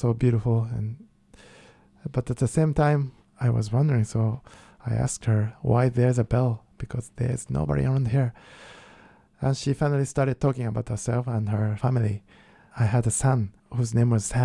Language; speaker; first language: English; non-native, fluent; Japanese